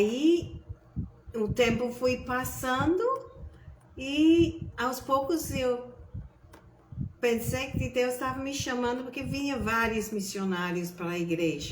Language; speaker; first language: Portuguese; non-native, fluent; English